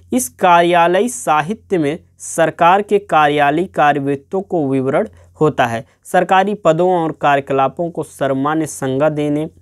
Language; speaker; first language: Hindi; native; Hindi